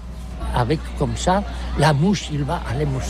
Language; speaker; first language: French; non-native, learner; Catalan